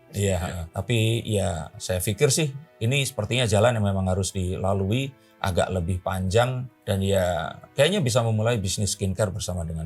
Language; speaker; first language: Indonesian; native; Indonesian